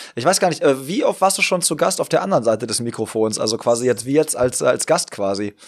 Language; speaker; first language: German; native; German